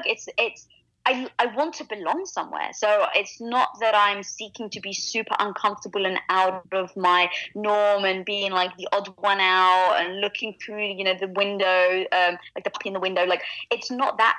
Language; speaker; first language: English; native; English